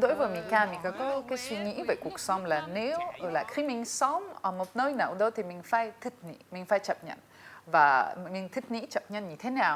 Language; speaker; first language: Vietnamese; non-native, fluent; Russian